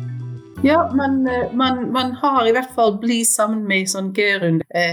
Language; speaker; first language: Norwegian; non-native, fluent; English